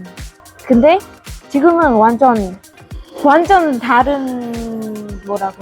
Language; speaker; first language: Korean; non-native, fluent; Vietnamese